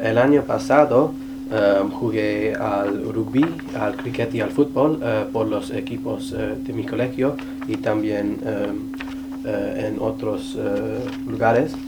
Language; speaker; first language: Spanish; non-native, learner; English